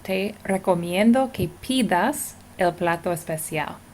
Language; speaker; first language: Spanish; non-native, fluent; English